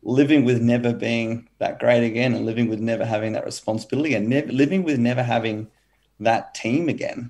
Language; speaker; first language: English; native; English